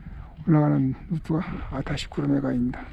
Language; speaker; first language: Korean; native; Korean